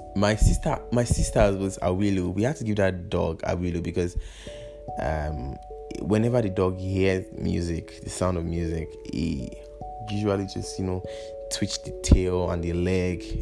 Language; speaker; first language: English; non-native, local second language; Yoruba